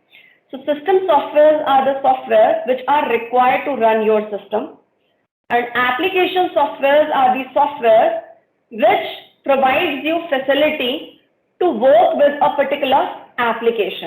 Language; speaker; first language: English; non-native, local second language; Hindi